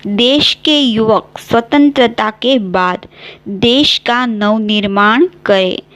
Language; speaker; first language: Hindi; non-native, local second language; Gujarati